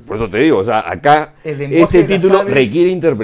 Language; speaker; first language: Spanish; native; Spanish